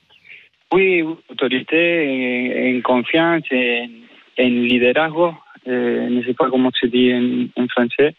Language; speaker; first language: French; non-native, fluent; Spanish